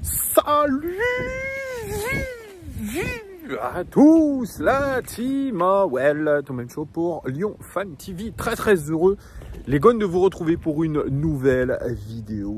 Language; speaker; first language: French; native; French